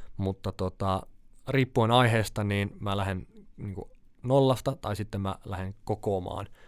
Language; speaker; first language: Finnish; native; Finnish